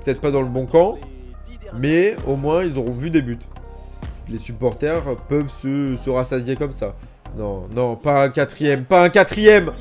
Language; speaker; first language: French; native; French